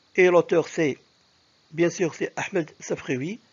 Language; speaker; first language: French; non-native, local second language; Arabic